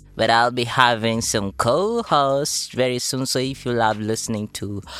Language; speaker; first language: English; non-native, local second language; Luyia